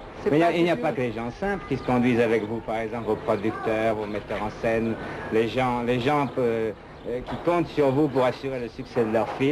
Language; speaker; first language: French; native; French